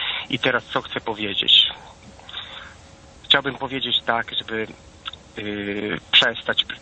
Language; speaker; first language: Polish; non-native, fluent; Italian